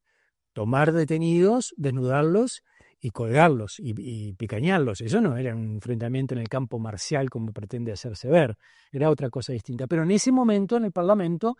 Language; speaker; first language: Spanish; native; Spanish